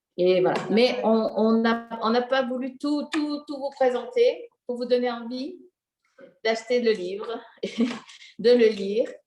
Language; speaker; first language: French; native; French